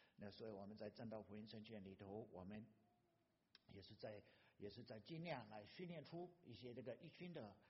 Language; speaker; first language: Chinese; non-native, fluent; English